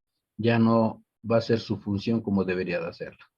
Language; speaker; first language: Spanish; native; Spanish